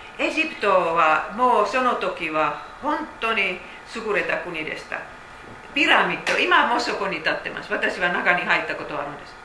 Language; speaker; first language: Japanese; non-native, fluent; Finnish